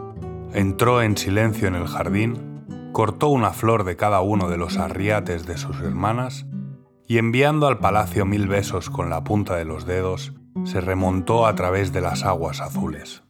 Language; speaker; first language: Spanish; native; Spanish